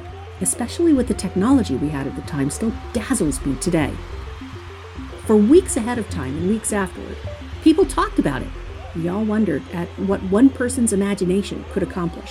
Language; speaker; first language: English; native; English